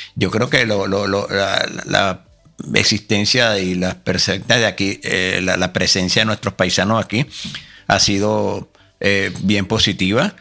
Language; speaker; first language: Spanish; native; Spanish